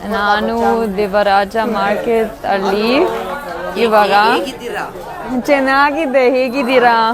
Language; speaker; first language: Kannada; non-native, learner; German